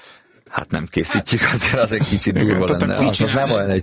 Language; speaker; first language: Hungarian; native; Hungarian